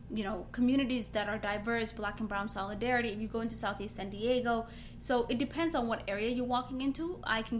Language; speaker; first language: English; native; English